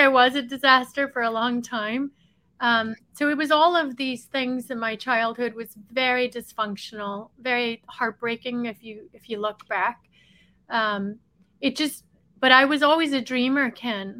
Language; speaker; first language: English; native; English